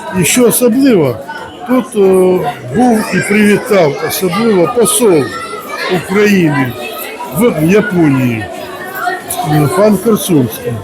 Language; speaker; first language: Ukrainian; native; Ukrainian